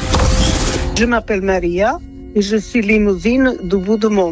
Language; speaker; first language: French; non-native, fluent; Portuguese